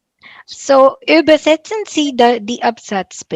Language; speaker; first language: German; non-native, fluent; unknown